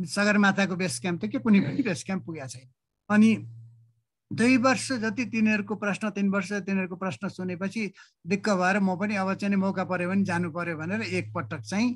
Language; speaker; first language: Nepali; native; Nepali